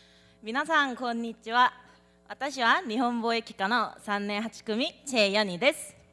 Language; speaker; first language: Japanese; non-native, learner; Korean